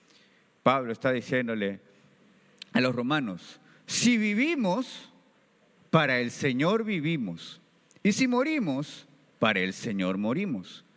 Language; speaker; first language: Spanish; native; Spanish